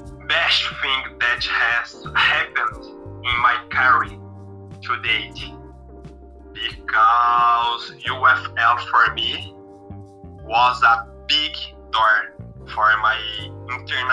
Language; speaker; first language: English; non-native, learner; Portuguese